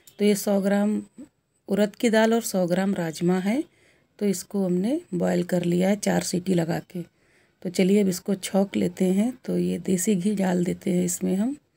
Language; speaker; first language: Hindi; native; Hindi